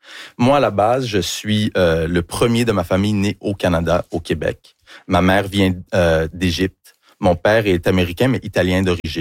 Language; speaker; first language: French; early bilingual, heritage; French